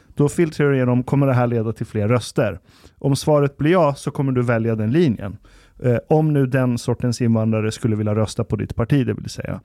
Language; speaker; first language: Swedish; early bilingual, other home language; Persian